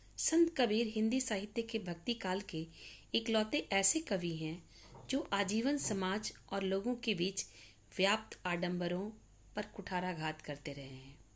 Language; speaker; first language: Hindi; native; Hindi